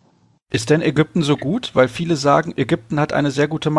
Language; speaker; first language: German; native; German